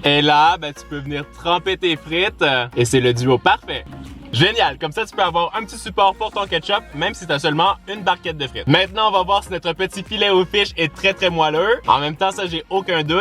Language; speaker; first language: French; native; French